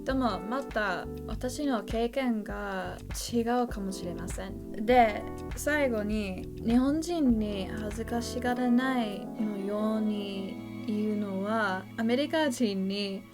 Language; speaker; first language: Japanese; non-native, learner; English